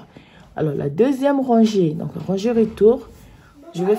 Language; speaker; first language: French; native; French